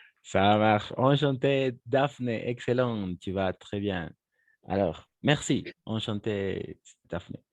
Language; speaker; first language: French; non-native, fluent; Spanish